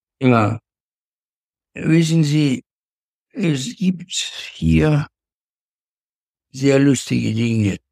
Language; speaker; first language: German; non-native, fluent; Russian